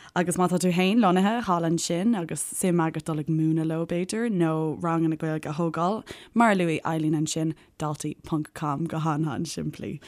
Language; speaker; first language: Irish; native; Irish